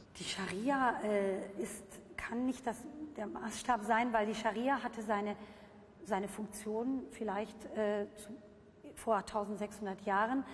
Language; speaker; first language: German; early bilingual, other home language; Turkish